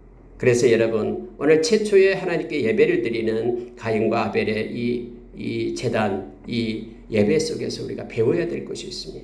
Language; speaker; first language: Korean; native; Korean